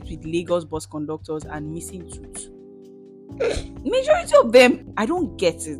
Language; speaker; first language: English; non-native, local second language; Yoruba